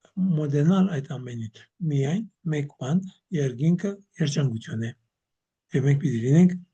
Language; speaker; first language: Armenian; early bilingual, heritage; Armenian